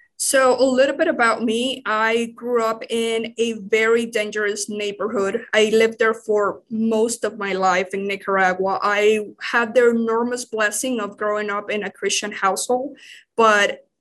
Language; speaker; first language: English; non-native, fluent; Spanish